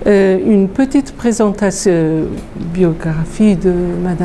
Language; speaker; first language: French; non-native, fluent; Persian